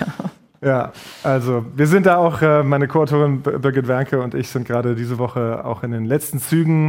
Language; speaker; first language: German; native; German